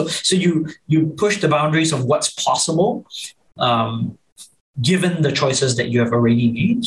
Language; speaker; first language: English; native; English